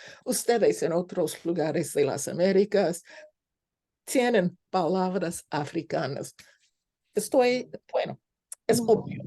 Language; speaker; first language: Spanish; non-native, fluent; English